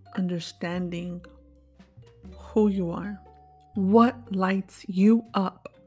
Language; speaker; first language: English; early bilingual, other home language; Spanish